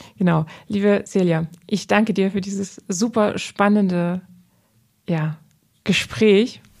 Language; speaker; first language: German; native; German